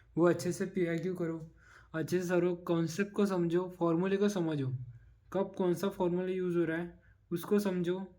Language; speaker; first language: Hindi; non-native, local second language; Marathi